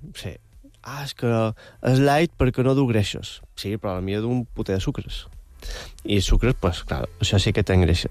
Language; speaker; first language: Catalan; native; Catalan